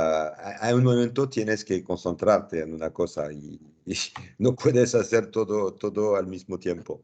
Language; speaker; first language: Spanish; non-native, fluent; French